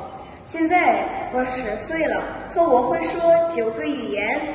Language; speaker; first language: Chinese; non-native, learner; Russian